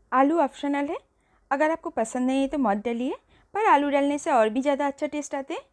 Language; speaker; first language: Hindi; non-native, local second language; Bangla